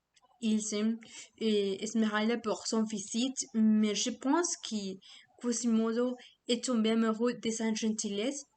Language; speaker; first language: French; non-native, learner; Spanish